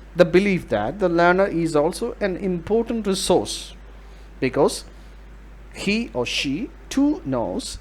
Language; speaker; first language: English; non-native, local second language; Malayalam